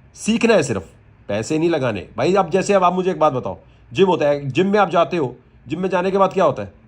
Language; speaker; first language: Urdu; native; Urdu